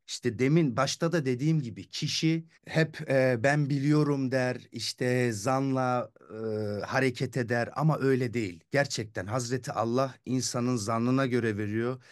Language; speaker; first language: Turkish; early bilingual, heritage; Turkish